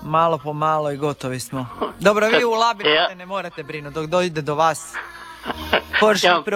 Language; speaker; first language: Serbian; native; Serbian